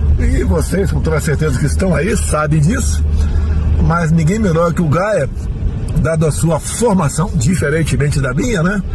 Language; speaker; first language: Portuguese; native; Portuguese